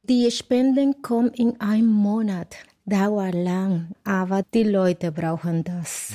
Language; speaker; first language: German; non-native, learner; Spanish